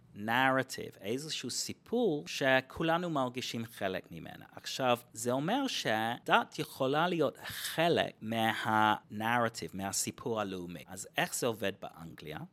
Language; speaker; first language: Hebrew; non-native, fluent; English